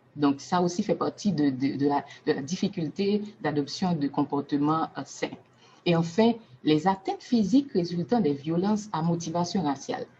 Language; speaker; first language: French; non-native, local second language; Haitian Creole